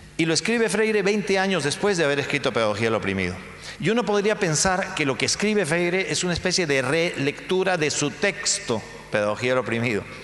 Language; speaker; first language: Spanish; native; Spanish